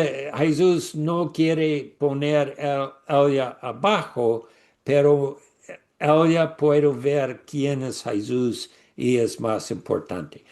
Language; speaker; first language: Spanish; non-native, learner; English